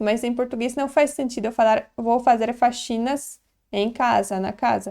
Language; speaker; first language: Portuguese; non-native, fluent; Polish